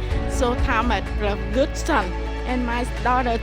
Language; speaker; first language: English; non-native, learner; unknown